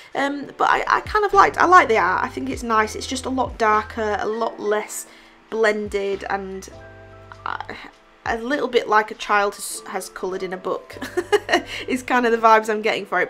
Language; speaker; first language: English; native; English